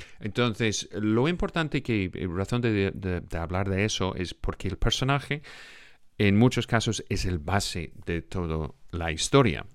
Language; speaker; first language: Spanish; non-native, fluent; English